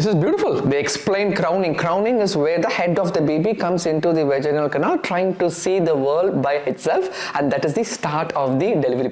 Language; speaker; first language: English; non-native, local second language; Tamil